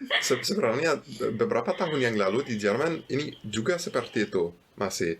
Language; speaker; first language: Indonesian; non-native, fluent; German